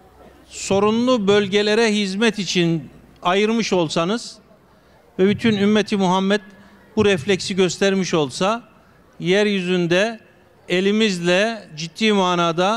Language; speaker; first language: Turkish; native; Turkish